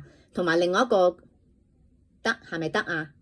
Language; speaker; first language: Cantonese; native; Cantonese